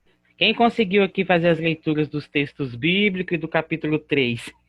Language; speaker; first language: Portuguese; native; Portuguese